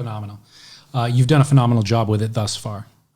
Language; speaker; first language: English; native; English